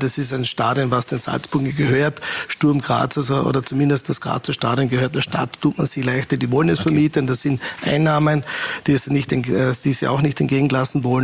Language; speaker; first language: German; native; German